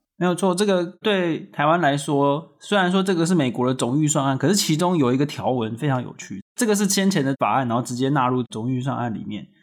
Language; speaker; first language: Chinese; native; Chinese